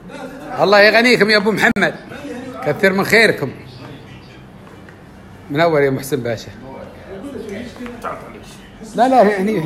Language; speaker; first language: Arabic; native; Arabic